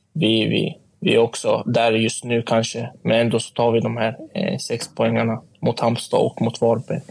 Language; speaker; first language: Swedish; native; Swedish